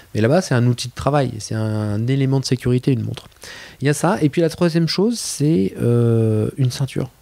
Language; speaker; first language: French; native; French